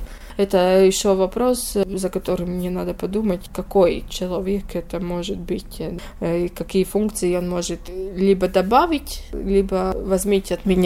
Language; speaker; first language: Russian; non-native, local second language; Latvian